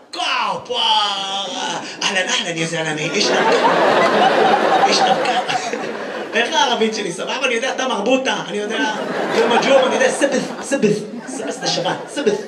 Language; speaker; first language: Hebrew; native; Hebrew